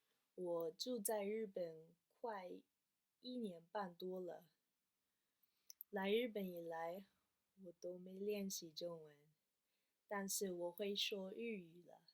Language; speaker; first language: Chinese; non-native, learner; English